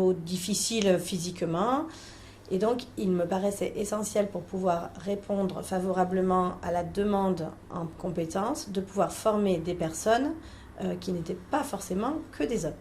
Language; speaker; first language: French; native; French